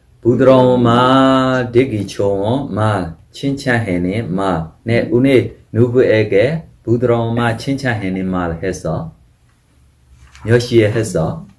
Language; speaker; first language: Korean; non-native, fluent; Burmese